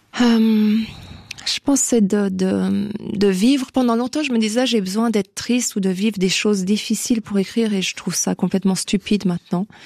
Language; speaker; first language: French; native; French